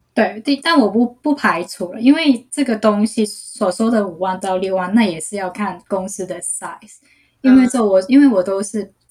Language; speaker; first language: Chinese; non-native, local second language; Cantonese